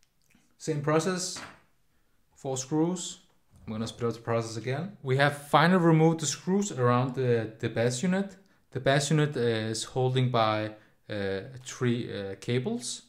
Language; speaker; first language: English; non-native, fluent; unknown